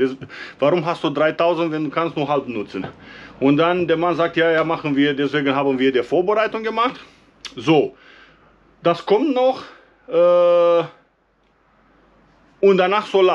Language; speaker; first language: German; non-native, learner; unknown